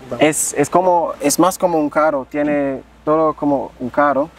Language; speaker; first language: Spanish; non-native, learner; English